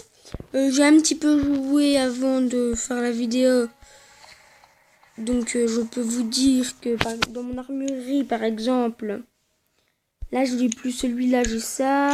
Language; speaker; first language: French; native; French